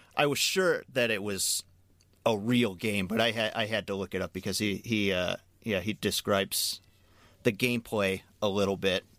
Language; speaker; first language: English; native; English